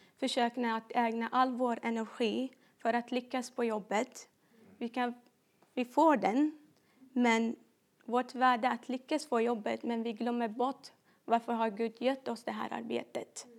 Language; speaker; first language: Swedish; non-native, fluent; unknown